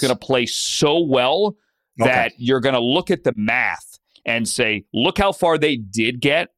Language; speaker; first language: English; native; English